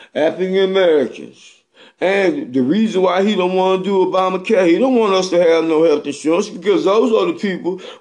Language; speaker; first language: English; native; English